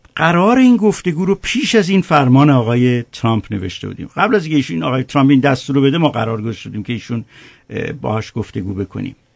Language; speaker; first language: Persian; native; Persian